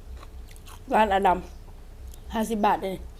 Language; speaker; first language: Thai; non-native, local second language; Northeastern Thai